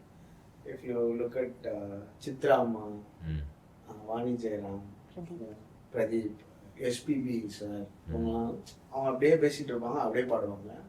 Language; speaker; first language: Tamil; native; Tamil